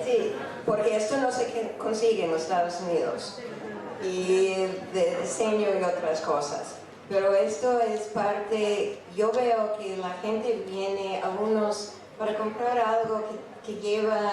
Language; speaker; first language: Spanish; non-native, fluent; English